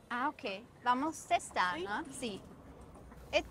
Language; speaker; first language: Portuguese; non-native, learner; German